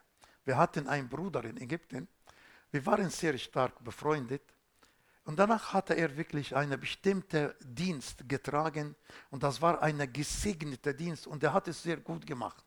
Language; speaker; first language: German; non-native, fluent; Arabic